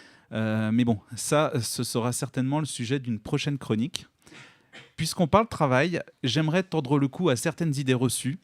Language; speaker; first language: French; native; French